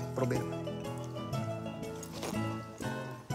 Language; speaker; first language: German; non-native, local second language; Italian